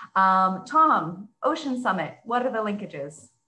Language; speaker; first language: English; native; English